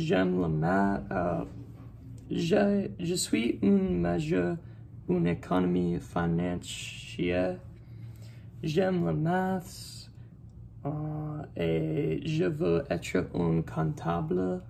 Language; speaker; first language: French; non-native, learner; English